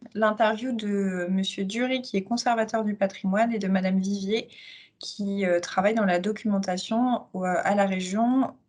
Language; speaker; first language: French; native; French